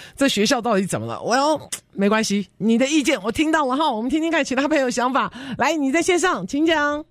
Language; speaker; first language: Chinese; native; Chinese